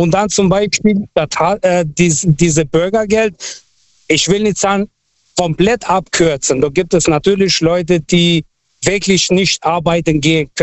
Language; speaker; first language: German; non-native, fluent; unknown